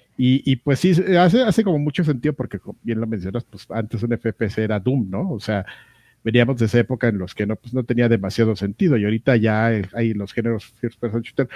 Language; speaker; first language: Spanish; native; Spanish